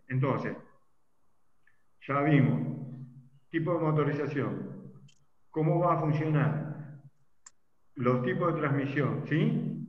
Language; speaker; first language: Spanish; native; Spanish